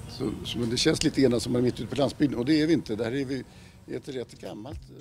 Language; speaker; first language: Swedish; native; Swedish